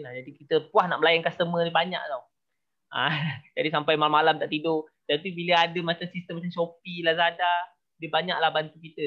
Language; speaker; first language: Malay; native; Malay